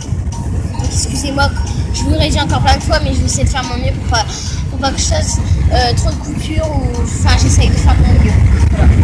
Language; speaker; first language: French; native; French